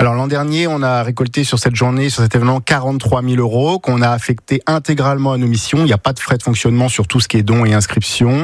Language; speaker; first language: French; native; French